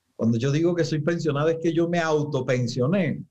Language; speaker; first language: Spanish; native; Spanish